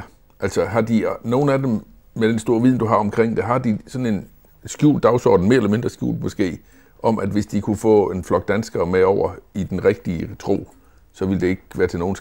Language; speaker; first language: Danish; native; Danish